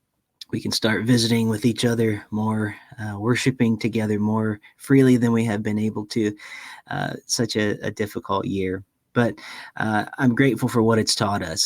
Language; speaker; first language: English; native; English